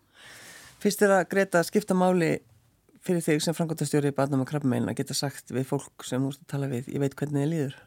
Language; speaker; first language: Icelandic; native; Icelandic